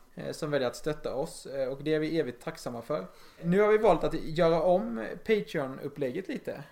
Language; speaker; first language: Swedish; native; Swedish